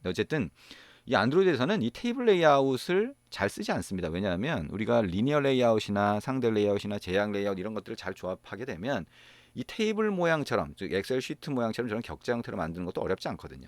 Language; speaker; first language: Korean; native; Korean